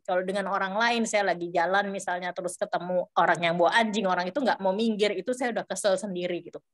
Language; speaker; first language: Indonesian; native; Indonesian